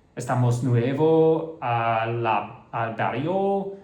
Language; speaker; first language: Spanish; non-native, learner; English